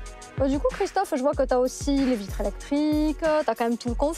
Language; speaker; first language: French; native; French